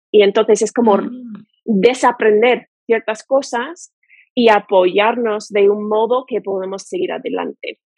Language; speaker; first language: Spanish; non-native, fluent; English